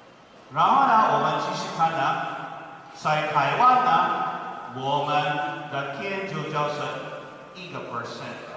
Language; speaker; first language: Chinese; non-native, fluent; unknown